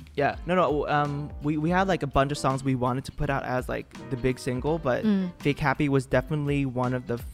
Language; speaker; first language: English; non-native, fluent; Vietnamese